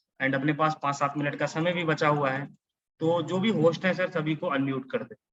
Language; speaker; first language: Hindi; native; Hindi